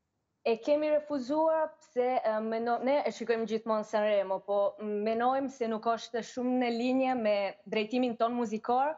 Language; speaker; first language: Albanian; early bilingual, heritage; Albanian